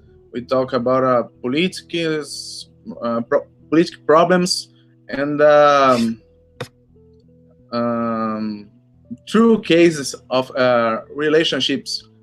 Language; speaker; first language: English; non-native, learner; Portuguese